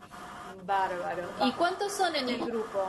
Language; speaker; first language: Spanish; native; Spanish